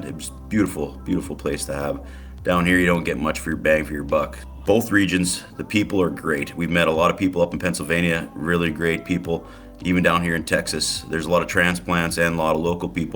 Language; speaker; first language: English; native; English